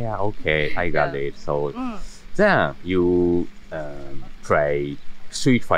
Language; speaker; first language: English; non-native, learner; Japanese